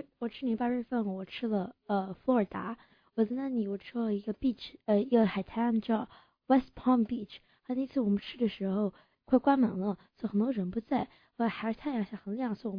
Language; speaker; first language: Chinese; early bilingual, heritage; English